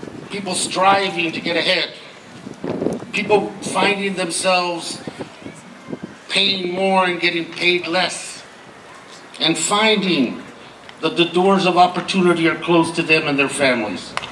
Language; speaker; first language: English; early bilingual, other home language; Spanish